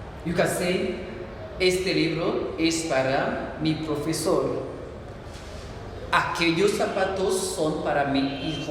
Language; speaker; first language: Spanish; non-native, learner; English